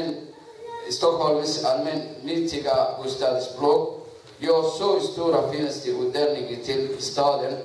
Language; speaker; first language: Swedish; non-native, learner; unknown